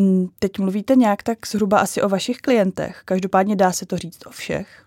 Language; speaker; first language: Czech; native; Czech